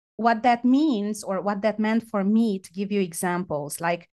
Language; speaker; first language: English; non-native, fluent; Romanian